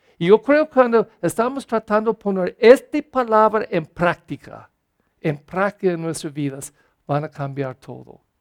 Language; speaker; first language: Spanish; non-native, fluent; English